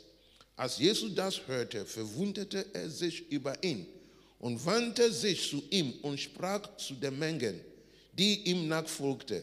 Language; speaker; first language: German; non-native, learner; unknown